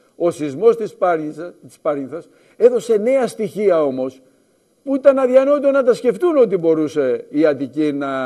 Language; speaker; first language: Greek; native; Greek